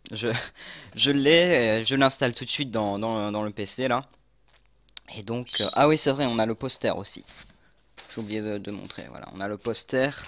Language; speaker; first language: French; native; French